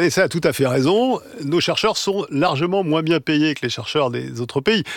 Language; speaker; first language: French; native; French